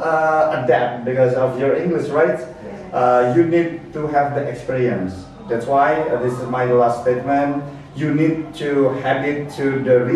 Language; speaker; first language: English; non-native, learner; Indonesian